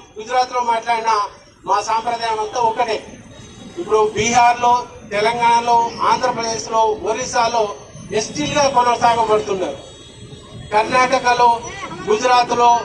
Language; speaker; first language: Telugu; non-native, local second language; Lambadi